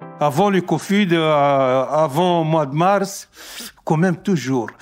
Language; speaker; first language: French; non-native, learner; Arabic